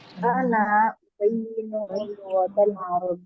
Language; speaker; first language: Arabic; non-native, learner; Indonesian